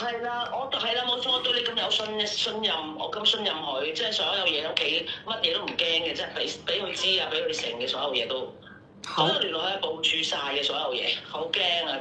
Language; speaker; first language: Cantonese; native; Cantonese